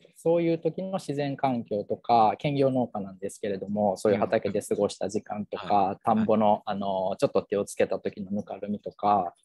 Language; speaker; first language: Japanese; native; Japanese